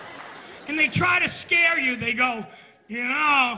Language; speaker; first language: English; native; English